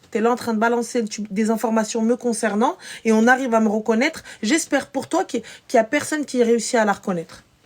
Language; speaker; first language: French; early bilingual, other home language; Arabic